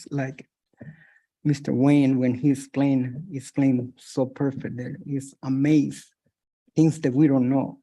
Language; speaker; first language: English; non-native, fluent; Spanish